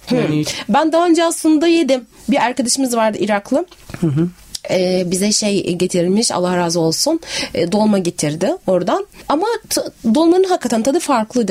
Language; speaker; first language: Turkish; non-native, fluent; Arabic